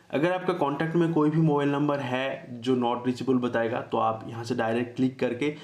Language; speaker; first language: Hindi; native; Hindi